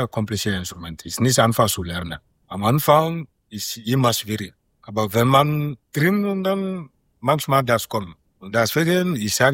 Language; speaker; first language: German; non-native, learner; Mandingo